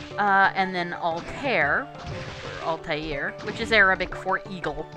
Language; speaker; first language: English; native; English